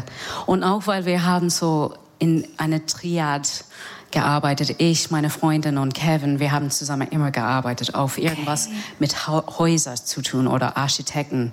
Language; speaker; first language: German; non-native, learner; English